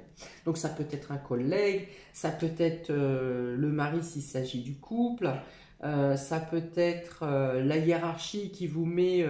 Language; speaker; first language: French; native; French